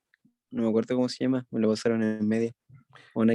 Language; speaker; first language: Spanish; native; Spanish